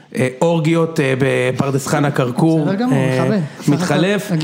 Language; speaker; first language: Hebrew; native; Hebrew